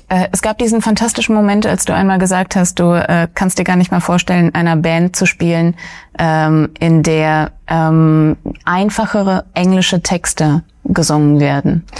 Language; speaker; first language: German; early bilingual, other home language; Russian